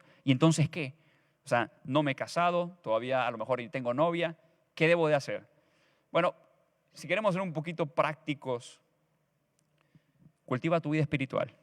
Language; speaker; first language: Spanish; native; Spanish